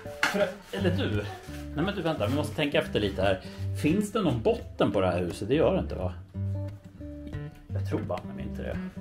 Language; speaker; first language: Swedish; native; Swedish